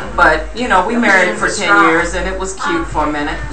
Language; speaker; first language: English; native; English